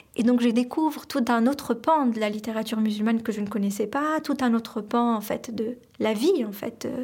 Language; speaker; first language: French; non-native, local second language; Arabic